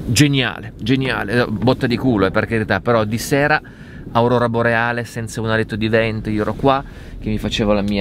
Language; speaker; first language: Italian; native; Italian